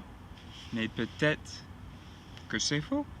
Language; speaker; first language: French; non-native, fluent; English